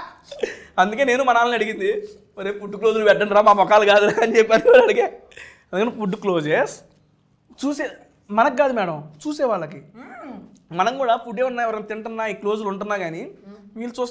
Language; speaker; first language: Telugu; native; Telugu